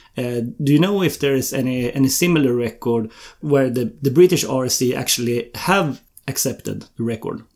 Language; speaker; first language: English; non-native, fluent; Swedish